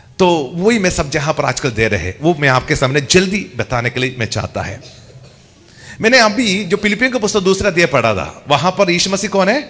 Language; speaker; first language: Hindi; non-native, local second language; Malayalam